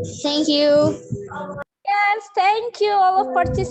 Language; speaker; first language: English; non-native, learner; Indonesian